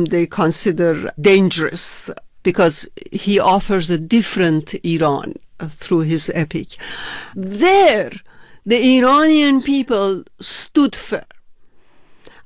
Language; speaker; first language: English; non-native, fluent; Persian